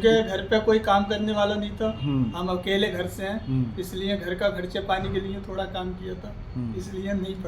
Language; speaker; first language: Hindi; native; Hindi